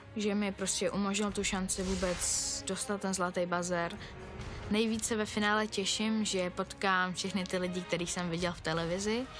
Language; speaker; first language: Czech; non-native, fluent; Bulgarian